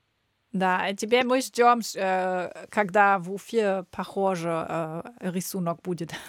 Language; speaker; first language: Russian; non-native, learner; German